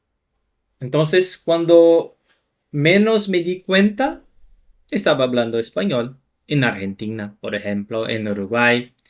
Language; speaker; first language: Spanish; non-native, fluent; Portuguese